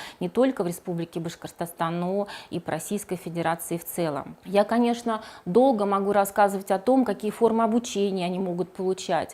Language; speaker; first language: Russian; native; Russian